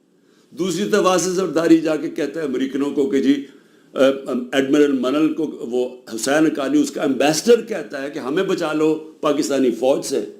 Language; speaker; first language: Urdu; native; Urdu